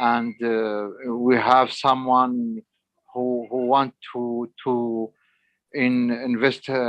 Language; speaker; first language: English; non-native, learner; Arabic